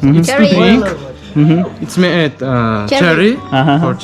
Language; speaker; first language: English; non-native, learner; Uzbek